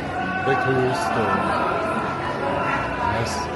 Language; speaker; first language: English; non-native, learner; Chinese